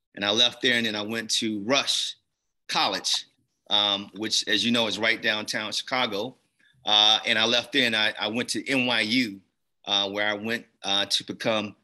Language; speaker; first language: English; native; English